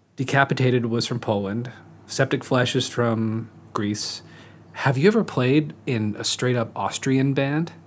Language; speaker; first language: English; native; English